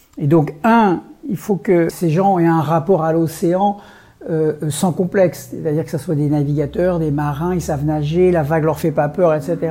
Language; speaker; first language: French; native; French